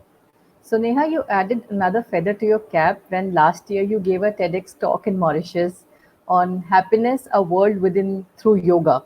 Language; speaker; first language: English; non-native, local second language; Hindi